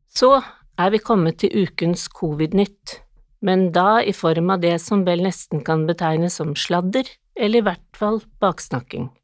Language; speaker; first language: Norwegian; native; Norwegian